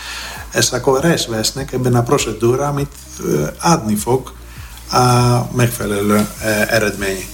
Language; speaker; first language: Hungarian; non-native, learner; Greek